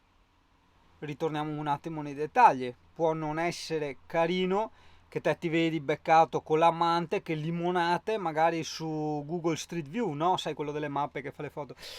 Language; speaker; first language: Italian; native; Italian